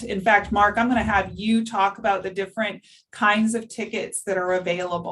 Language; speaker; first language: English; native; English